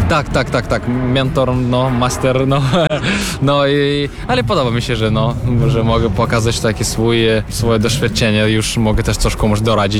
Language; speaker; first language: Polish; non-native, fluent; Russian